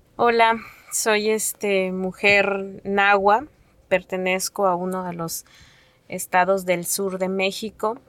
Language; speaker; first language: Spanish; non-native, local second language; Nahuatl languages